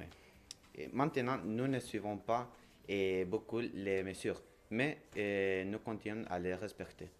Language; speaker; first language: French; non-native, learner; Spanish